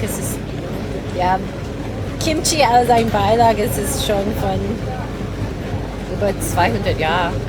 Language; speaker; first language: German; non-native, learner; Korean